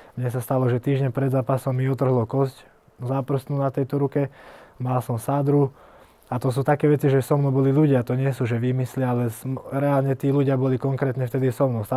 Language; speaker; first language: Slovak; early bilingual, heritage; Slovak